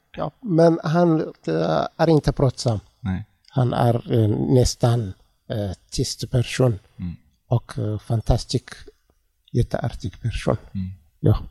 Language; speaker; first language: Swedish; non-native, learner; Tigrinya